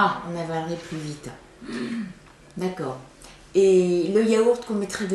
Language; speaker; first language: French; native; French